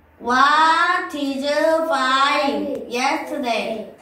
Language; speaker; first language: English; non-native, fluent; Korean